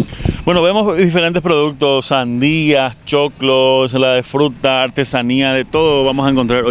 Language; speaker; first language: Spanish; native; Spanish